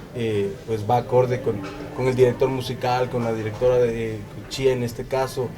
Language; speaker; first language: Spanish; native; Spanish